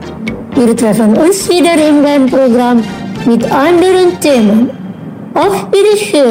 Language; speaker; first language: German; non-native, learner; Indonesian